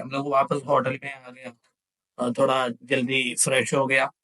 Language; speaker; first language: Hindi; non-native, local second language; Malayalam